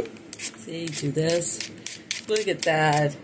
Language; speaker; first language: English; native; English